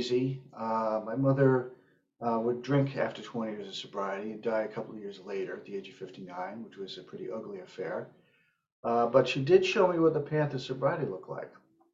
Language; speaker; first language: English; native; English